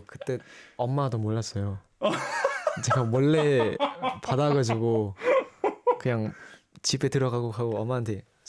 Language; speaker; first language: Korean; non-native, learner; Thai